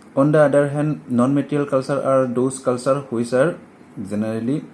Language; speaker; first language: English; non-native, local second language; Assamese